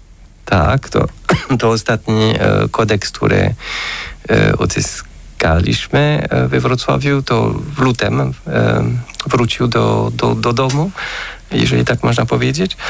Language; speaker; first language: Polish; non-native, fluent; French